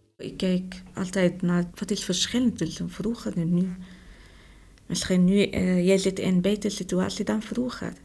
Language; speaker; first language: Dutch; non-native, learner; Arabic